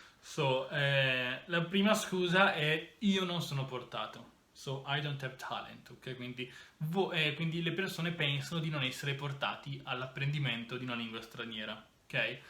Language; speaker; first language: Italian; native; Italian